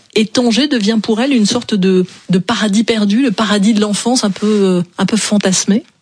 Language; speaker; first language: French; native; French